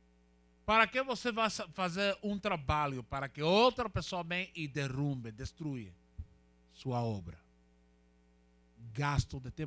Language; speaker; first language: Portuguese; non-native, learner; Spanish